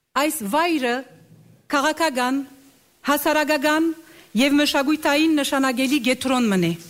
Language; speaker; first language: Armenian; early bilingual, heritage; Armenian